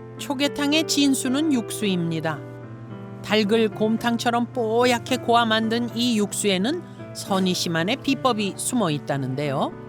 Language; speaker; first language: Korean; native; Korean